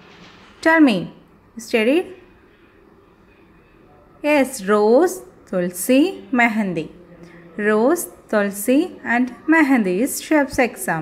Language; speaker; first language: English; non-native, local second language; Malayalam